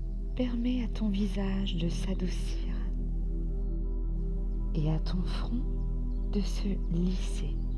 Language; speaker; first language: French; native; French